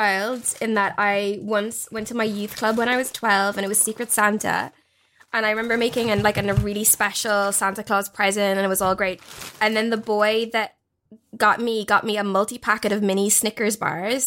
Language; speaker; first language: English; native; English